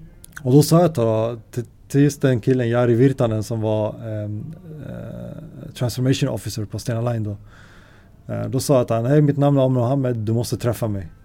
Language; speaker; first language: Swedish; native; Swedish